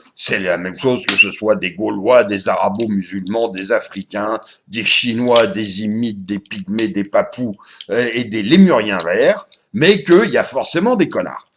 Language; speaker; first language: French; native; French